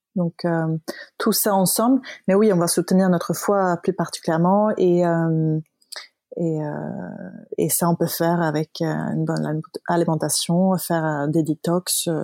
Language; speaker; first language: French; non-native, fluent; Swedish